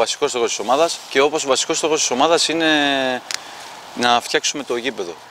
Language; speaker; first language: Greek; native; Greek